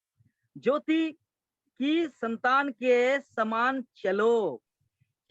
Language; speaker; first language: Hindi; non-native, local second language; Assamese